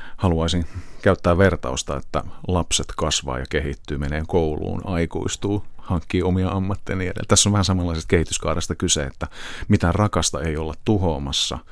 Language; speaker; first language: Finnish; native; Finnish